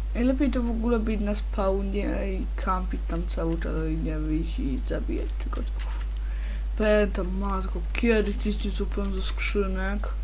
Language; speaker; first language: Polish; native; Polish